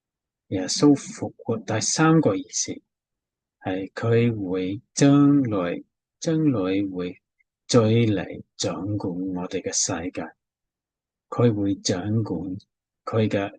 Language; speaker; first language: Cantonese; non-native, fluent; English